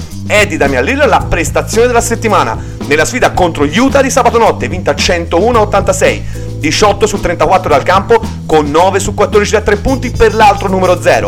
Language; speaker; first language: Italian; native; Italian